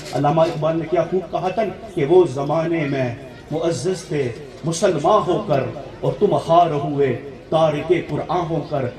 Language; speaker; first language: Urdu; early bilingual, heritage; English